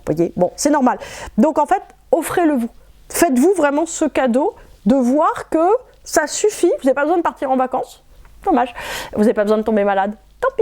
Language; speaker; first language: French; native; French